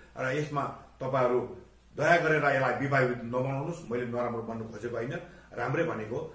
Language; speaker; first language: Nepali; native; Nepali